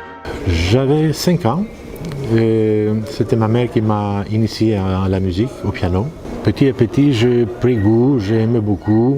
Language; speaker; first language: French; non-native, fluent; Greek